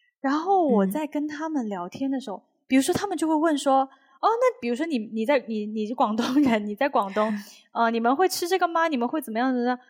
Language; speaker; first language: Chinese; native; Chinese